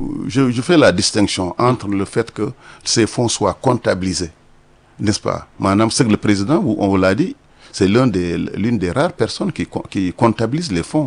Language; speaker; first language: French; non-native, local second language; Wolof